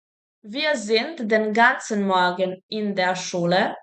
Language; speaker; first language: German; non-native, fluent; Serbian